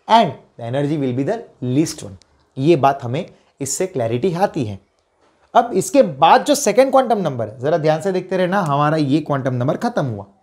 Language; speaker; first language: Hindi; non-native, local second language; Gujarati